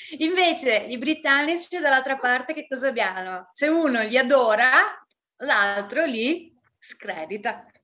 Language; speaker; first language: Italian; native; Italian